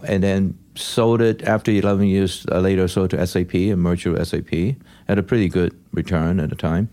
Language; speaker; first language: English; non-native, local second language; Cantonese